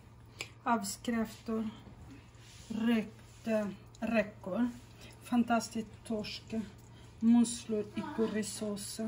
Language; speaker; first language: Swedish; non-native, fluent; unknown